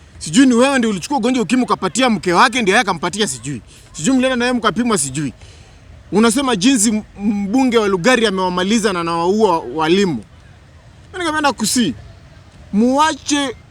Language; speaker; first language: Swahili; non-native, local second language; Luyia